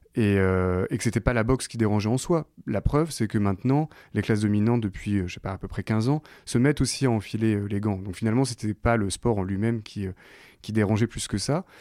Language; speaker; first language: French; native; French